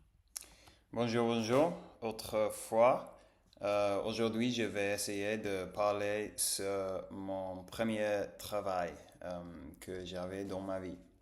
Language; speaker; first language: French; non-native, learner; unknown